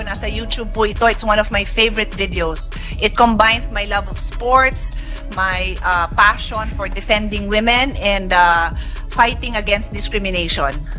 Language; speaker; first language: English; non-native, local second language; Filipino